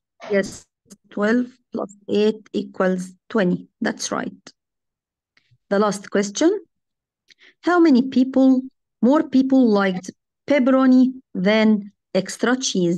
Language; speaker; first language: English; non-native, fluent; Arabic